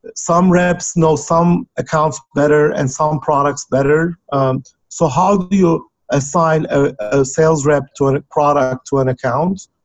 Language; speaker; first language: English; non-native, fluent; Turkish